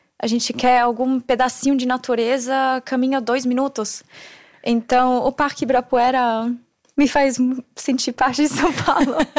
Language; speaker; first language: Portuguese; non-native, fluent; German